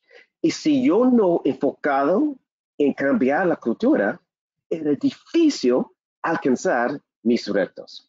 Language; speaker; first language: Spanish; non-native, learner; English